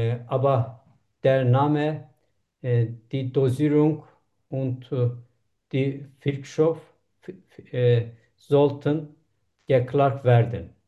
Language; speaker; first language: German; non-native, learner; Turkish